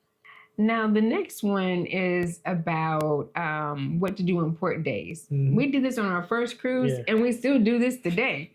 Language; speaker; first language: English; native; English